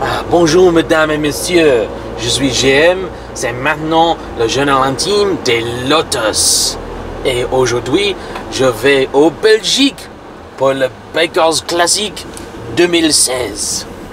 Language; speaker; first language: French; non-native, learner; English